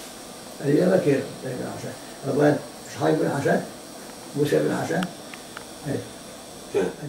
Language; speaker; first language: Hebrew; non-native, learner; Arabic